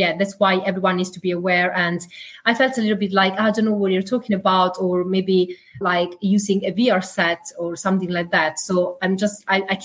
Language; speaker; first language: English; non-native, fluent; Italian